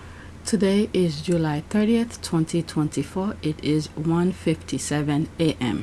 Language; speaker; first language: English; native; English